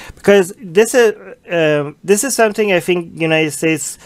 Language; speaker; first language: English; native; English